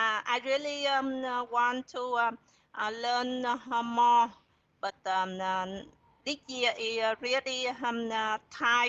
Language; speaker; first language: English; non-native, learner; Vietnamese